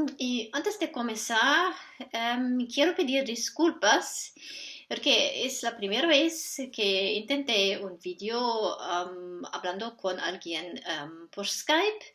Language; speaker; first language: Spanish; non-native, fluent; Portuguese